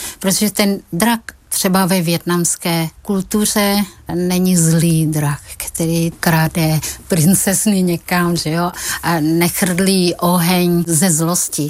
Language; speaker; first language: Czech; non-native, fluent; Vietnamese